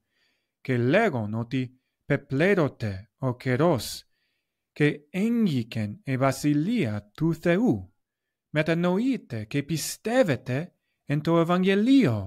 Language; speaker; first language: Greek; non-native, fluent; English